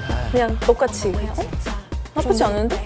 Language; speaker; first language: Korean; early bilingual, heritage; Korean